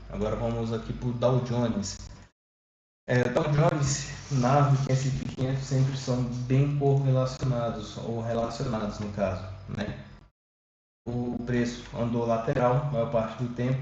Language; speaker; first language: Portuguese; native; Portuguese